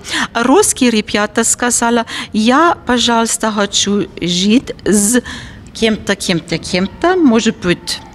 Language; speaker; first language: Russian; non-native, fluent; German